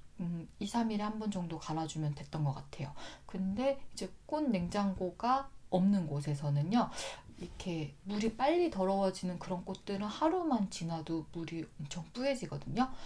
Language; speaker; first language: Korean; native; Korean